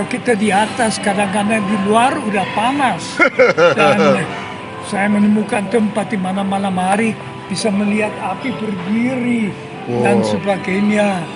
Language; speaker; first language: Indonesian; non-native, fluent; German